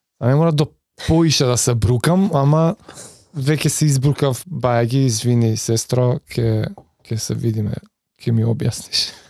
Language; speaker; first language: Macedonian; native; Macedonian